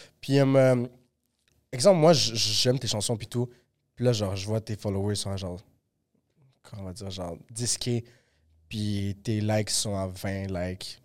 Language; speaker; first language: French; early bilingual, other home language; Spanish